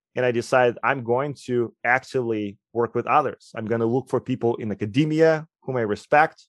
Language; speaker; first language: English; non-native, fluent; Ukrainian